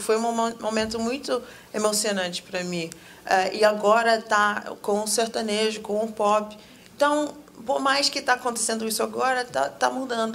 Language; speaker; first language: Portuguese; non-native, fluent; English